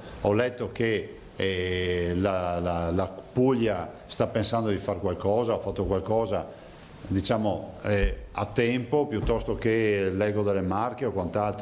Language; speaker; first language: Italian; native; Italian